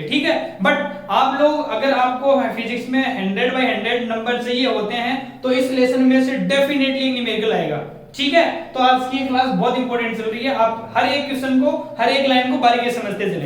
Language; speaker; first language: Hindi; native; Hindi